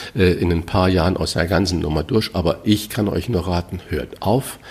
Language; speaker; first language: German; native; German